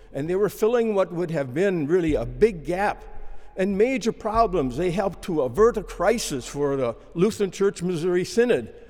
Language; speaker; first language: English; native; English